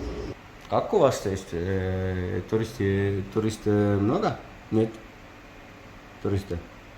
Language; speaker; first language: Russian; non-native, learner; Estonian